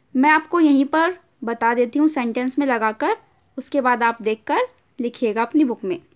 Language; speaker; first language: Hindi; native; Hindi